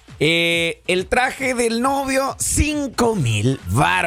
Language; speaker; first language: Spanish; native; Spanish